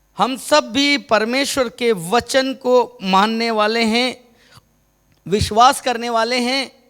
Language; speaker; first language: Hindi; non-native, local second language; Malayalam